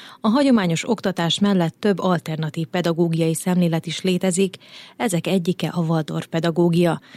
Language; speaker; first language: Hungarian; native; Hungarian